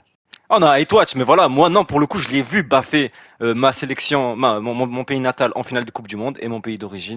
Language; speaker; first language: French; native; French